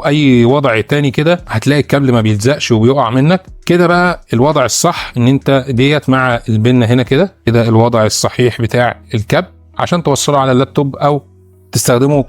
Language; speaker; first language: Arabic; native; Arabic